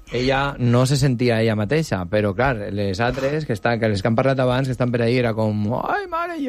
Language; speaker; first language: Catalan; native; Catalan